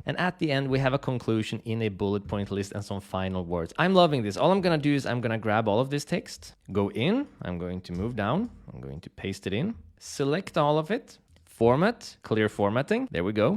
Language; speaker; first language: English; native; English